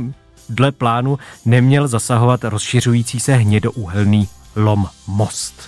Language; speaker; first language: Czech; native; Czech